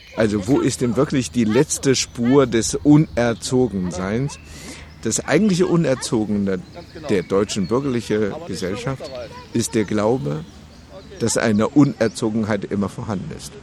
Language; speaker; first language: German; non-native, fluent; Chinese